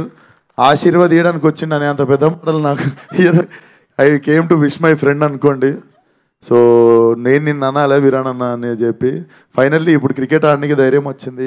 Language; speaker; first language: Telugu; native; Telugu